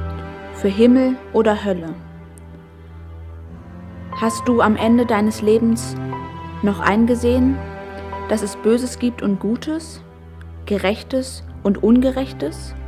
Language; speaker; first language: German; native; German